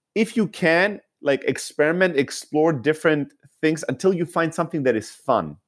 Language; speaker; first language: English; non-native, fluent; Greek